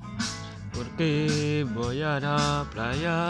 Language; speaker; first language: Spanish; non-native, learner; French